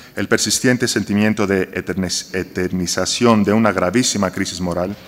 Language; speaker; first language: Spanish; non-native, fluent; Greek